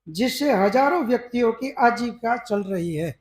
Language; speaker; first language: Hindi; non-native, local second language; Gujarati